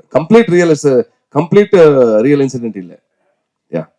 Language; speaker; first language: Tamil; non-native, learner; Kannada